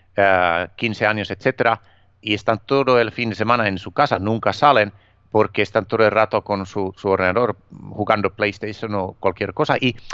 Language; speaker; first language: Spanish; non-native, fluent; Finnish